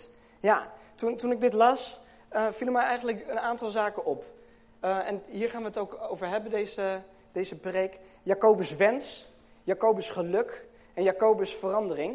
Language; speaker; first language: Dutch; native; Dutch